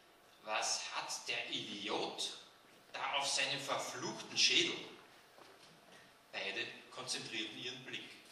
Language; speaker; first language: German; native; German